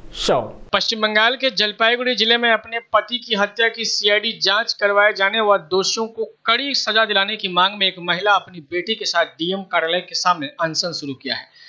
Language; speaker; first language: Hindi; native; Hindi